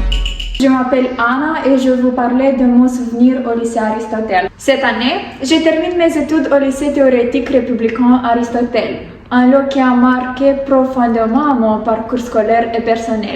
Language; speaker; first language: French; non-native, learner; Romanian